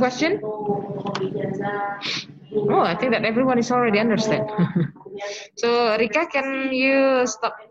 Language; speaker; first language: English; non-native, local second language; Indonesian